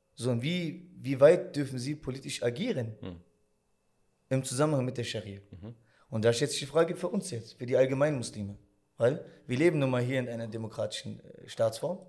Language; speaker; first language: German; early bilingual, other home language; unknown